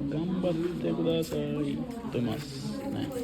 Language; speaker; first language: Japanese; non-native, learner; Hindi